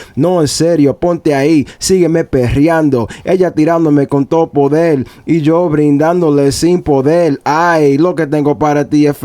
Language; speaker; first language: Spanish; early bilingual, heritage; Spanish